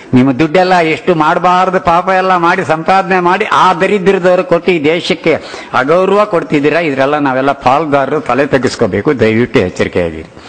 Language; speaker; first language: Kannada; non-native, local second language; Telugu